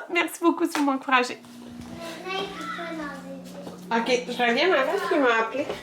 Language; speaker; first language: French; native; French